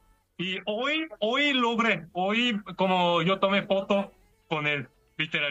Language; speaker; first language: Spanish; non-native, learner; Korean